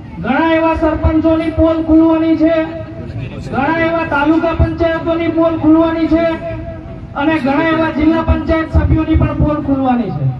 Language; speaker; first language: Gujarati; non-native, local second language; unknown